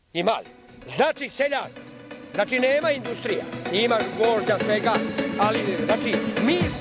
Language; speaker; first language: Serbian; native; Serbian